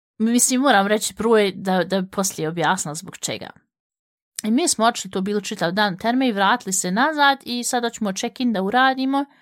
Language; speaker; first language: Bosnian; early bilingual, heritage; Bosnian